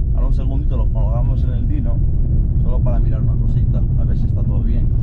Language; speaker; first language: Spanish; non-native, fluent; Portuguese